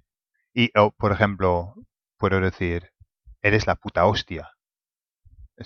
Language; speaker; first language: Spanish; non-native, fluent; English